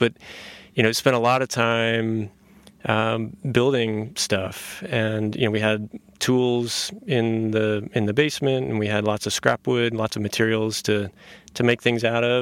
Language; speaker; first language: English; native; English